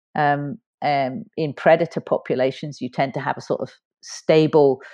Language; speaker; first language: English; native; English